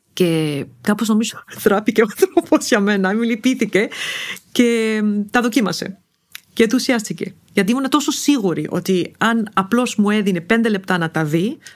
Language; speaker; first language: Greek; non-native, fluent; Arabic